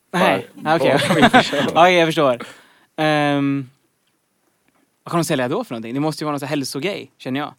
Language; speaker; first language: Swedish; native; Swedish